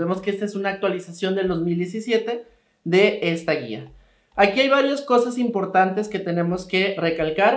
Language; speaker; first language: Spanish; native; Spanish